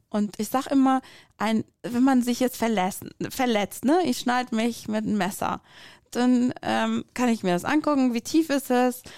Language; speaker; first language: German; non-native, fluent; Persian